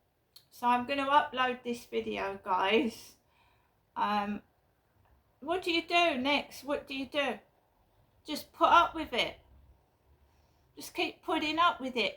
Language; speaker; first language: English; native; English